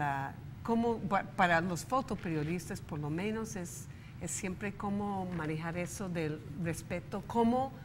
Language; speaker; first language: Spanish; non-native, fluent; English